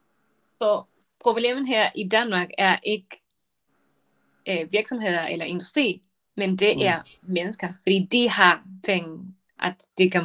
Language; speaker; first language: Danish; non-native, learner; Spanish